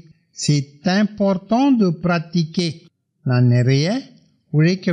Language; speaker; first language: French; non-native, fluent; Tamil